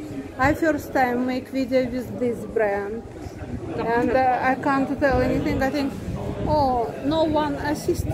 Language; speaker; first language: English; non-native, learner; Russian